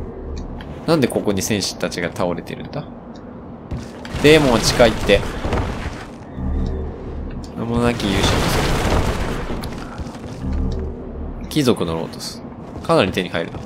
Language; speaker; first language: Japanese; native; Japanese